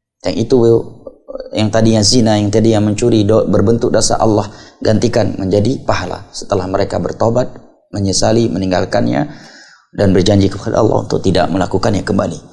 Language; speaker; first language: Malay; native; Malay